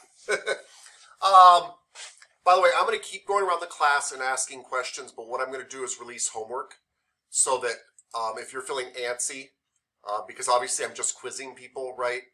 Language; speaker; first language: English; native; English